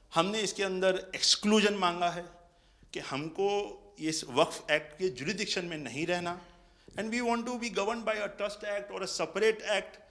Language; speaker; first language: Hindi; non-native, local second language; Gujarati